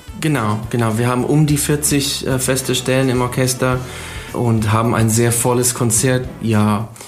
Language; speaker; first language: German; non-native, fluent; English